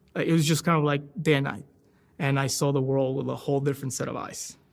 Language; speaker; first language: English; non-native, fluent; Spanish